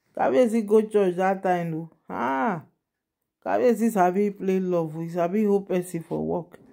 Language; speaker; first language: Nigerian Pidgin; non-native, local second language; Yoruba